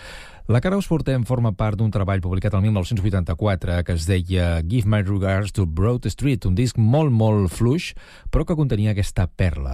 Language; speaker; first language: Catalan; native; Catalan